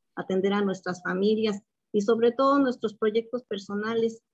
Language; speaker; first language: Spanish; native; Spanish